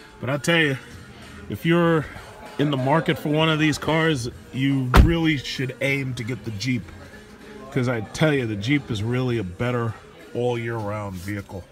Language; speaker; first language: English; native; English